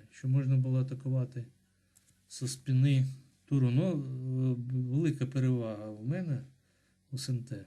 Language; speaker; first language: Ukrainian; non-native, local second language; Russian